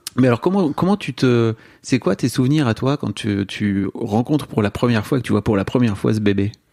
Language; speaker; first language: French; native; French